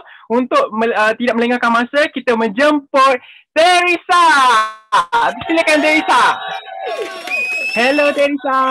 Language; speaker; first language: Malay; native; Malay